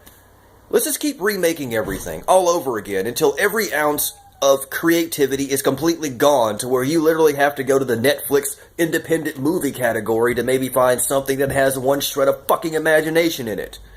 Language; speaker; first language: English; native; English